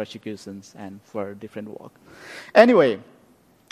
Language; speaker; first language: English; non-native, local second language; Nepali